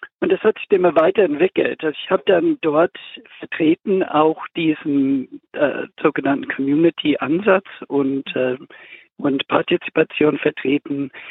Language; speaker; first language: German; non-native, fluent; English